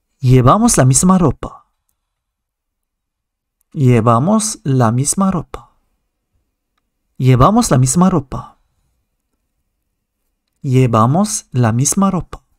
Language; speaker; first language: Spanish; non-native, fluent; Arabic